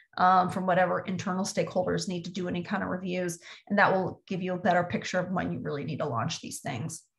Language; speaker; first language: English; native; English